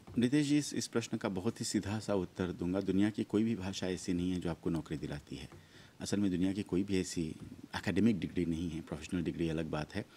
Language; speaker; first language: Hindi; early bilingual, heritage; Hindi